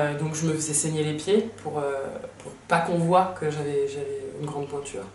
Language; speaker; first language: French; native; French